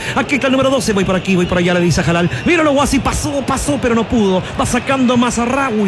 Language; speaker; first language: Spanish; native; Spanish